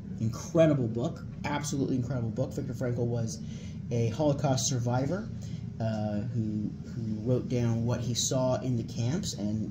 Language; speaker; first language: English; native; English